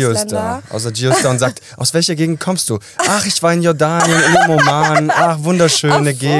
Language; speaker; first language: German; early bilingual, other home language; Italian